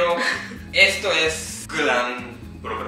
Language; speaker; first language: Spanish; non-native, learner; Japanese